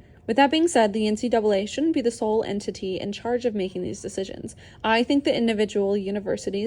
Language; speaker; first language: English; native; English